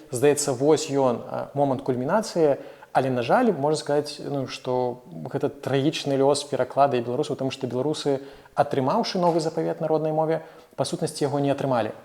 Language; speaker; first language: Belarusian; non-native, local second language; Russian